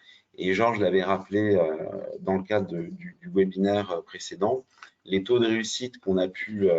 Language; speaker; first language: French; native; French